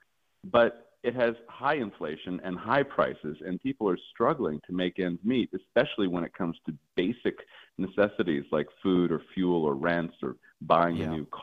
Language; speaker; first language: English; native; English